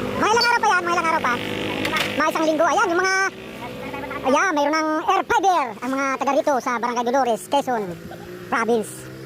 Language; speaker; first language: Filipino; non-native, local second language; Bikol